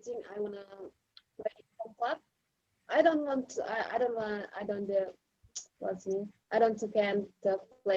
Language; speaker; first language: English; non-native, learner; Indonesian